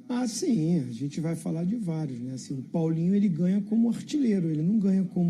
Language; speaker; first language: Portuguese; native; Portuguese